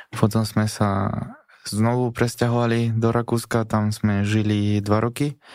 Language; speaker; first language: Slovak; non-native, fluent; Spanish